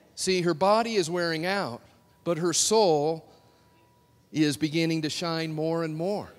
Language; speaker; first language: English; native; English